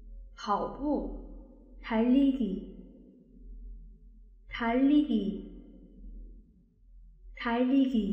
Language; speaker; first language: Korean; non-native, fluent; Chinese